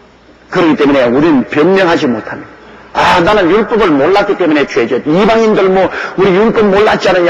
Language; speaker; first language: Korean; native; Korean